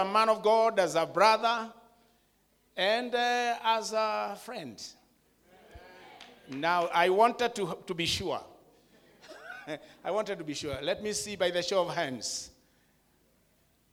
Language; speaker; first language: English; non-native, local second language; Kikuyu